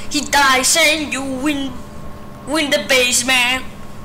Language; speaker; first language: English; non-native, learner; Italian